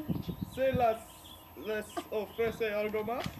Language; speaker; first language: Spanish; non-native, learner; English